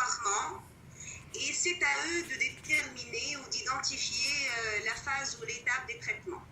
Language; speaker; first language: French; non-native, local second language; Arabic